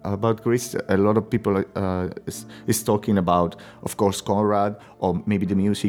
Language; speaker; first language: English; non-native, fluent; Italian